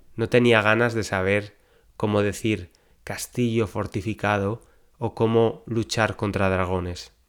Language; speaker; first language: Spanish; native; Spanish